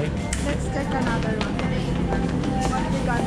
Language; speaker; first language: English; non-native, local second language; Filipino